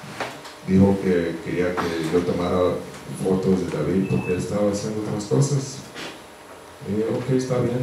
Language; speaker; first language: Spanish; early bilingual, heritage; Spanish